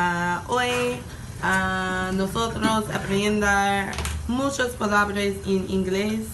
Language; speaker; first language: Spanish; non-native, learner; English